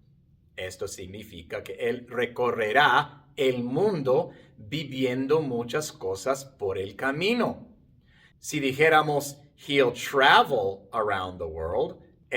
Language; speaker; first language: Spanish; non-native, fluent; English